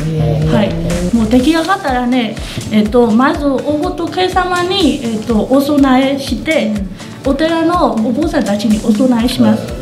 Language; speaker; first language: Japanese; non-native, fluent; Burmese